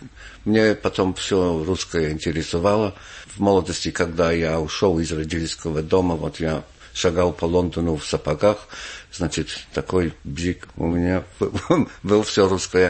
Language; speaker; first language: Russian; non-native, fluent; English